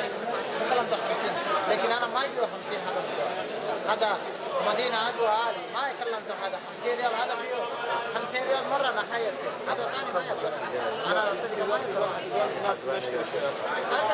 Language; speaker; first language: Arabic; non-native, learner; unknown